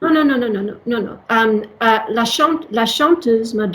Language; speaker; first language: French; non-native, fluent; English